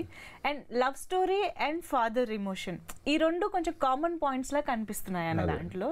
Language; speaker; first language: Telugu; native; Telugu